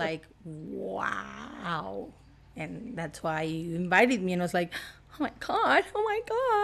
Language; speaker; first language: English; non-native, fluent; Spanish